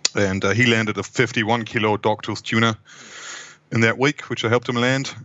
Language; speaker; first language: English; non-native, fluent; German